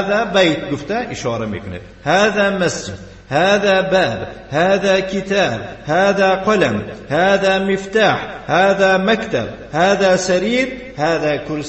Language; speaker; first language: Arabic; non-native, fluent; Tajik